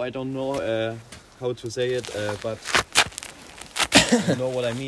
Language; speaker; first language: English; non-native, learner; German